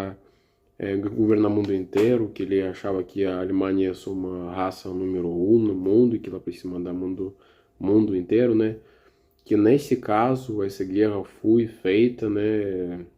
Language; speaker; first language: Portuguese; non-native, learner; Russian